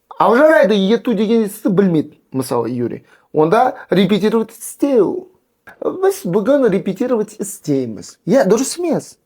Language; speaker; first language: Kazakh; non-native, local second language; Russian